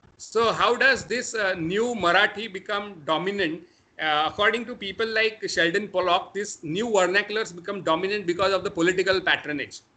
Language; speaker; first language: English; non-native, local second language; Marathi